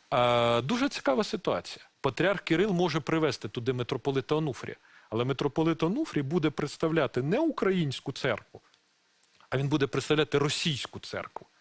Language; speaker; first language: Ukrainian; non-native, local second language; Russian